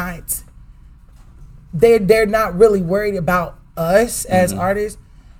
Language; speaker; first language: English; native; English